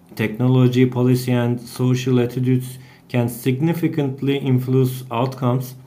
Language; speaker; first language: English; non-native, fluent; Turkish